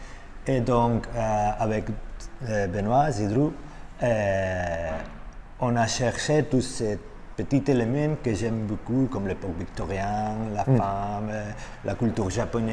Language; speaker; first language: French; non-native, learner; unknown